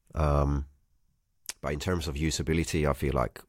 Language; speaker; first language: English; non-native, fluent; Finnish